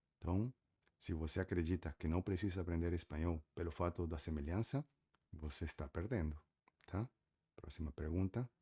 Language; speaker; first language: Portuguese; non-native, fluent; Spanish